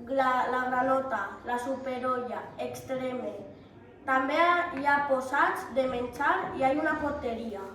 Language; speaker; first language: Catalan; non-native, local second language; Spanish